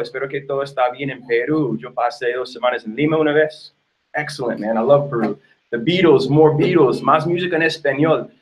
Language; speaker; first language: Spanish; non-native, fluent; English